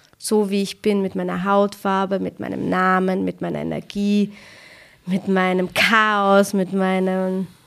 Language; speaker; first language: German; early bilingual, other home language; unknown